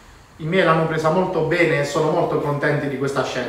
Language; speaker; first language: Italian; native; Italian